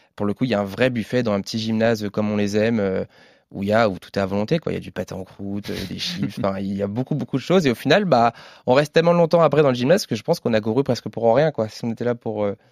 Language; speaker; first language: French; native; French